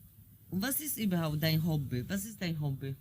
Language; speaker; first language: German; non-native, fluent; Polish